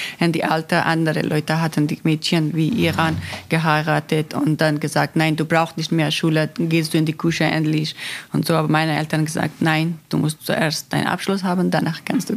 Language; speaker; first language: German; non-native, learner; Persian